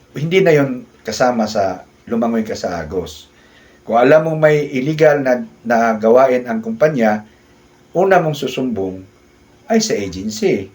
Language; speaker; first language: Filipino; non-native, local second language; Cebuano